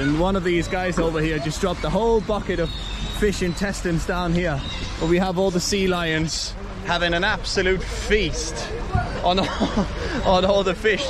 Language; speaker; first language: English; non-native, fluent; Danish